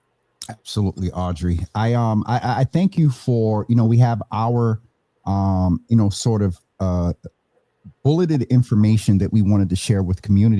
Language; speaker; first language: English; native; English